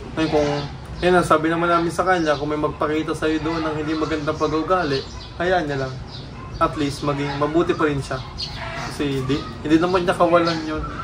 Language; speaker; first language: Filipino; native; Filipino